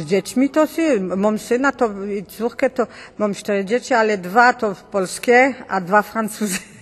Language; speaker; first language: Polish; early bilingual, heritage; Polish